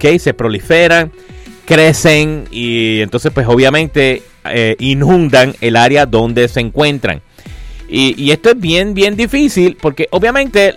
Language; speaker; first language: Spanish; native; Spanish